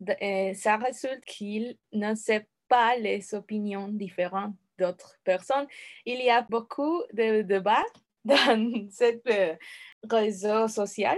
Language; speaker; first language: French; non-native, learner; Spanish